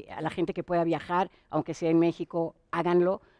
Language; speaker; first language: Spanish; non-native, fluent; Hebrew